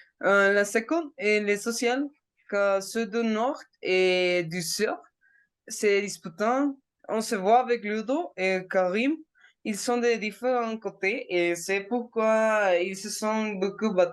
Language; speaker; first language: French; non-native, learner; Spanish